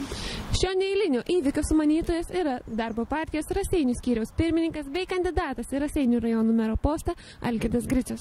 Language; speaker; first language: Lithuanian; native; Lithuanian